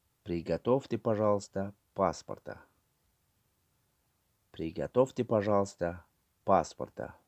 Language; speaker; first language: Russian; non-native, learner; Tajik